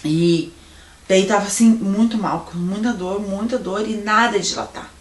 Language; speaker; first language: Portuguese; native; Portuguese